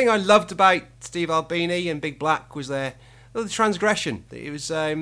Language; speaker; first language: English; native; English